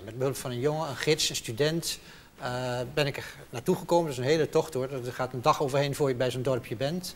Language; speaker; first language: Dutch; native; Dutch